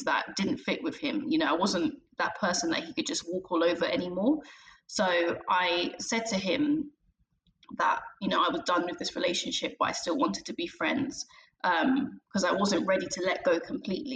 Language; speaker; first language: English; native; English